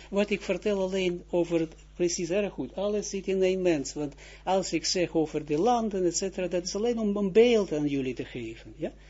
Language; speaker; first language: Dutch; non-native, fluent; Russian